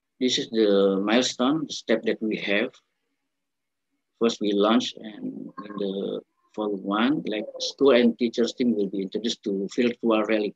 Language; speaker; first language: English; non-native, learner; Indonesian